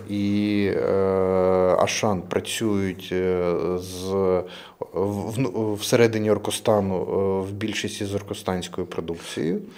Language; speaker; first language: Ukrainian; non-native, local second language; Russian